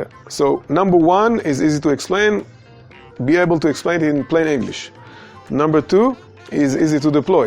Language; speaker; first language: English; non-native, fluent; Hebrew